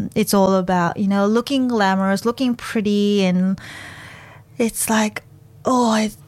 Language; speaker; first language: English; non-native, fluent; Japanese